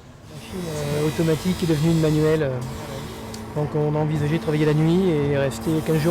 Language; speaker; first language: French; native; French